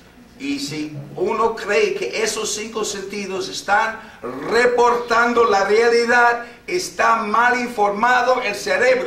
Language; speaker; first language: Spanish; non-native, fluent; English